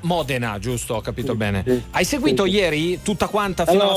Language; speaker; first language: Italian; native; Italian